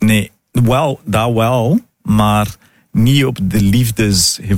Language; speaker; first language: Dutch; non-native, fluent; Portuguese